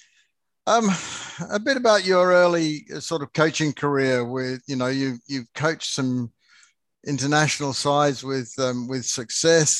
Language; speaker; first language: English; native; English